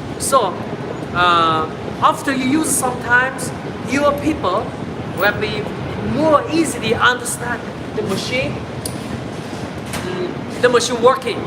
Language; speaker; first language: English; non-native, learner; Chinese